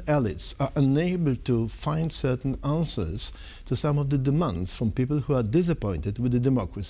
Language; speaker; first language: English; non-native, fluent; Polish